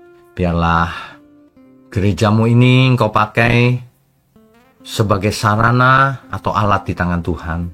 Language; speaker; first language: Indonesian; native; Indonesian